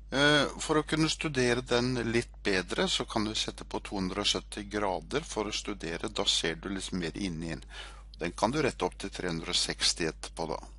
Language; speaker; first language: Norwegian; native; Norwegian